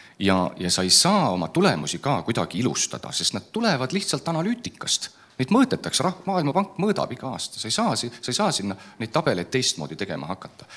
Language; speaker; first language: Estonian; native; Estonian